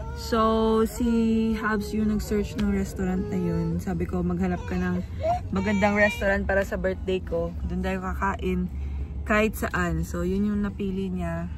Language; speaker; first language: Filipino; non-native, local second language; Cebuano